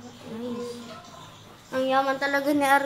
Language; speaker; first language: Filipino; native; Filipino